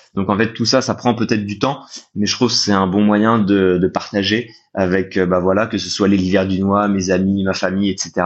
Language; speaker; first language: French; native; French